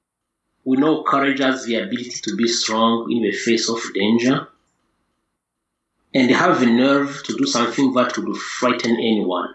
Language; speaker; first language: English; non-native, local second language; Kinyarwanda